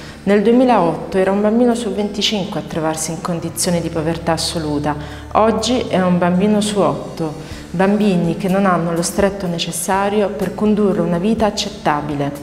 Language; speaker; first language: Italian; native; Italian